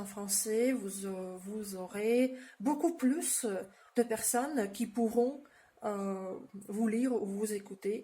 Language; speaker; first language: French; non-native, fluent; Russian